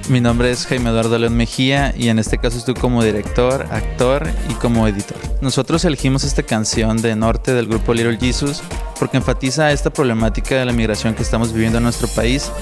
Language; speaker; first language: Spanish; native; Spanish